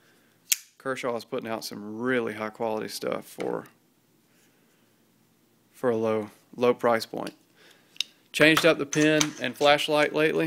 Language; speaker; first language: English; native; English